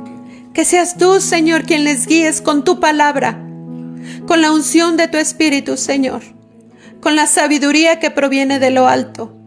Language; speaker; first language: Spanish; native; Spanish